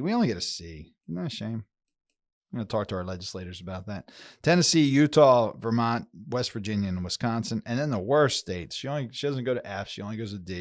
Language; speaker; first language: English; native; English